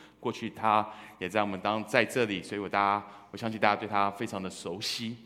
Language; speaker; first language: Chinese; early bilingual, heritage; Chinese